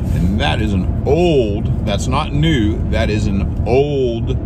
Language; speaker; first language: English; native; English